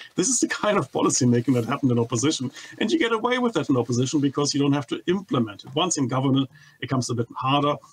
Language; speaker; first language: English; non-native, fluent; German